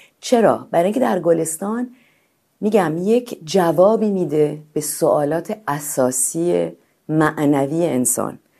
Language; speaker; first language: Persian; native; Persian